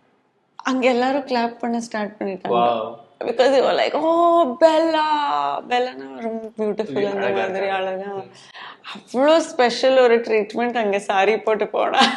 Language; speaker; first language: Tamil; non-native, local second language; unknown